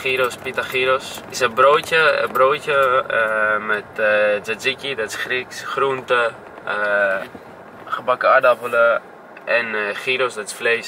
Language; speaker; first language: Dutch; non-native, fluent; Greek